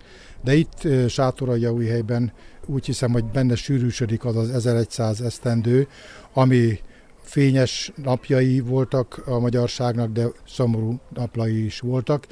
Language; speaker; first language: Hungarian; native; Hungarian